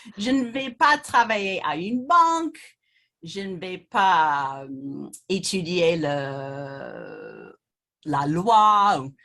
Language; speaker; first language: French; non-native, fluent; English